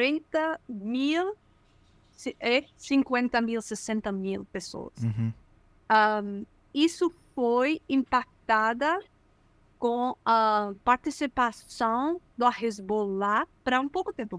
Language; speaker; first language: Portuguese; non-native, fluent; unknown